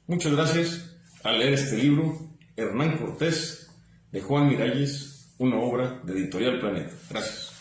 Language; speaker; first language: Spanish; native; Spanish